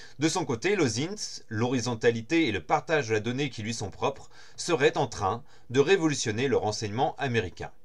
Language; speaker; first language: French; native; French